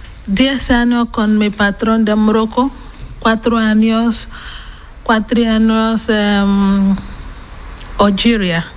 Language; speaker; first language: Spanish; non-native, learner; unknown